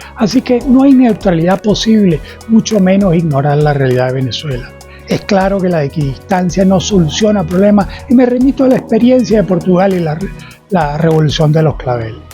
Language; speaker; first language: Spanish; native; Spanish